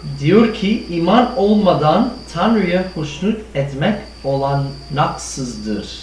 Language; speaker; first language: Turkish; non-native, fluent; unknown